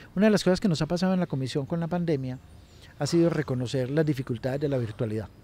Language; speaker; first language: Spanish; native; Spanish